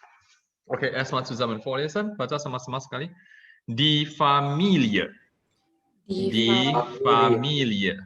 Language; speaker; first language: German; non-native, fluent; Indonesian